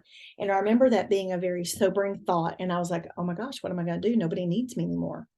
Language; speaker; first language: English; native; English